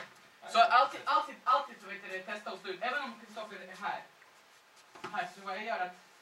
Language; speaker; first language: Swedish; non-native, fluent; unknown